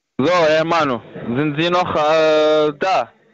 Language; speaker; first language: German; non-native, learner; Arabic